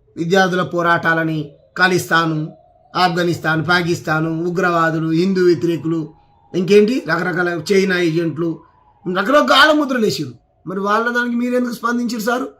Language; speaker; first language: Telugu; native; Telugu